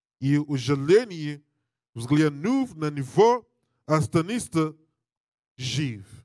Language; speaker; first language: Russian; non-native, learner; English